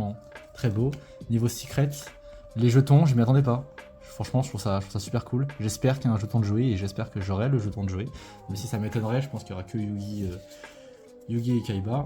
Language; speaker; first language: French; native; French